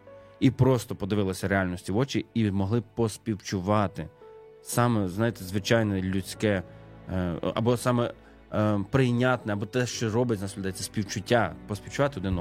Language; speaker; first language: Ukrainian; native; Ukrainian